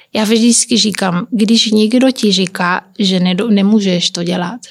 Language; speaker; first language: Czech; non-native, fluent; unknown